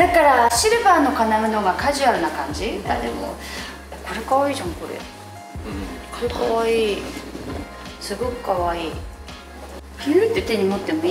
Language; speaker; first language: Japanese; native; Japanese